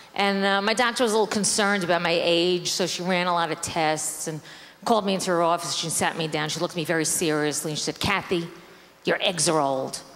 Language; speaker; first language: English; native; English